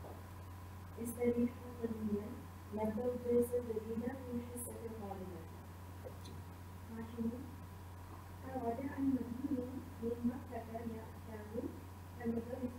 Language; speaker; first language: Arabic; non-native, learner; Urdu